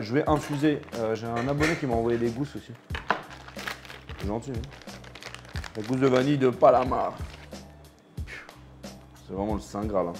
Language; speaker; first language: French; native; French